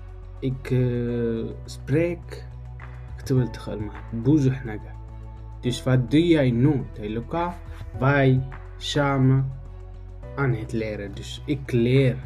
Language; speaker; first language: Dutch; non-native, learner; Tigrinya